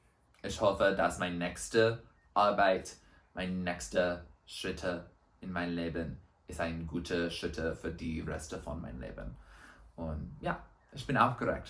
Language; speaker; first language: German; non-native, learner; English